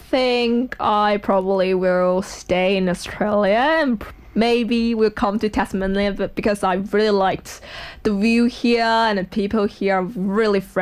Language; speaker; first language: English; non-native, fluent; Chinese